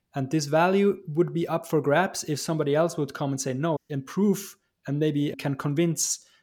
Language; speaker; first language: English; non-native, fluent; German